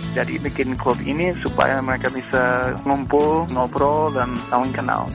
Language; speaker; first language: Indonesian; non-native, fluent; English